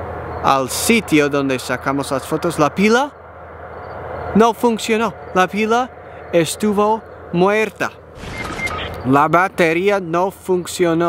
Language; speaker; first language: Spanish; non-native, learner; English